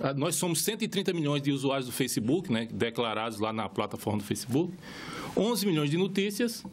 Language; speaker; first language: Portuguese; native; Portuguese